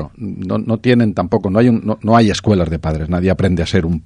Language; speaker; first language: Spanish; native; Spanish